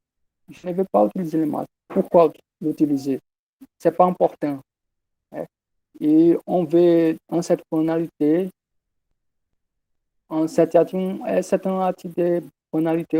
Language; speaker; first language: French; non-native, learner; Portuguese